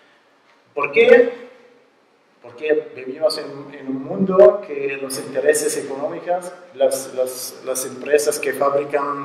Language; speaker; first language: Spanish; non-native, learner; Arabic